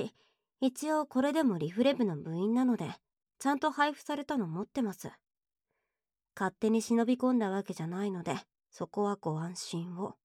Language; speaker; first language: Japanese; native; Japanese